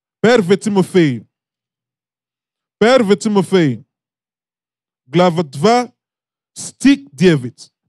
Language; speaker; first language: Russian; non-native, learner; English